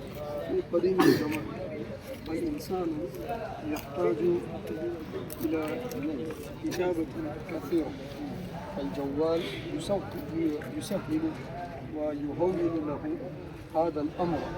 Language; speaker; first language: Arabic; non-native, learner; Urdu